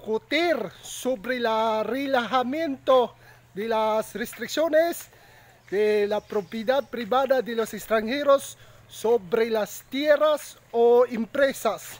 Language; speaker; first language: Spanish; non-native, local second language; Filipino